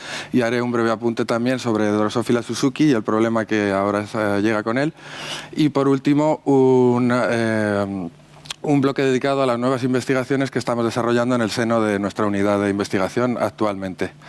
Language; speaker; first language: Spanish; native; Spanish